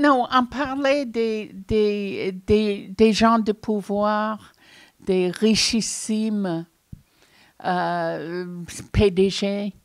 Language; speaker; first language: French; non-native, fluent; English